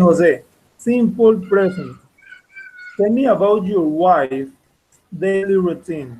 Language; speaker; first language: English; non-native, fluent; Spanish